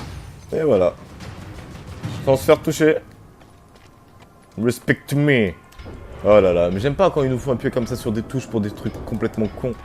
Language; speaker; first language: French; native; French